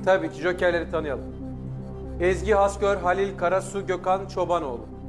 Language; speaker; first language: Turkish; native; Turkish